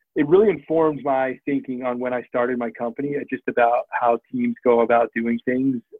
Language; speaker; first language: English; native; English